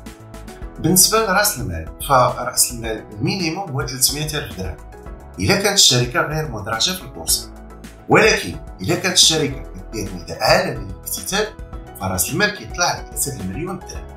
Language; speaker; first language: Arabic; native; Arabic